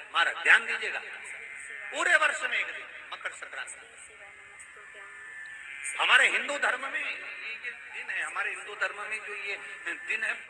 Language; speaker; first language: Hindi; native; Hindi